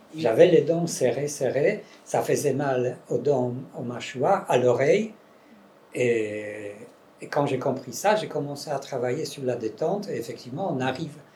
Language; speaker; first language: French; non-native, fluent; Polish